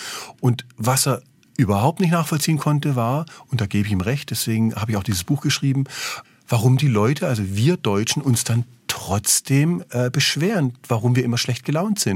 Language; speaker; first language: German; native; German